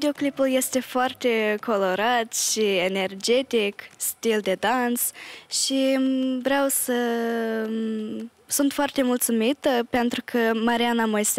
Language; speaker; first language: Romanian; early bilingual, heritage; Romanian